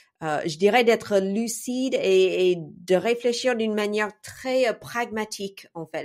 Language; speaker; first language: French; non-native, fluent; English